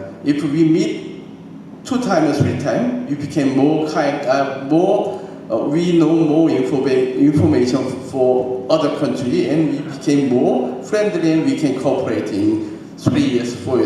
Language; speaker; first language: English; non-native, learner; Korean